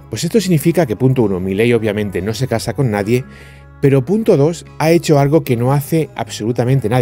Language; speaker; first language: Spanish; native; Spanish